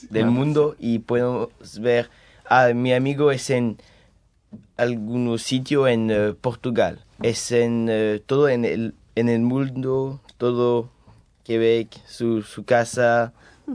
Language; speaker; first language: Spanish; early bilingual, heritage; French